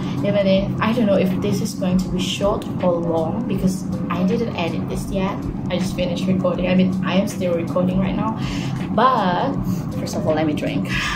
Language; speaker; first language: English; non-native, local second language; Malay